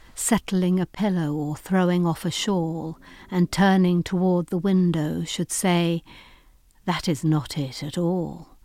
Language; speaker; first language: English; native; English